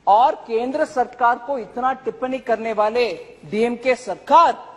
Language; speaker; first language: Hindi; non-native, local second language; Tamil